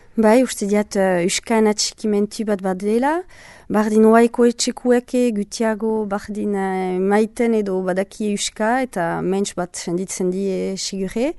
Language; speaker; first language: Basque; native; Basque